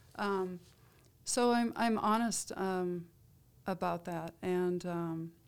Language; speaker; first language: English; native; English